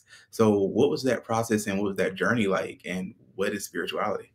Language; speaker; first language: English; native; English